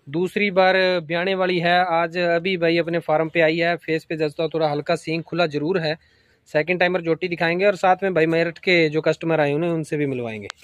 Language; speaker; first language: Hindi; non-native, local second language; Punjabi